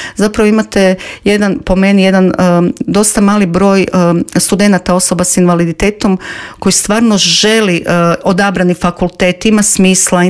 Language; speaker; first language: Croatian; native; Croatian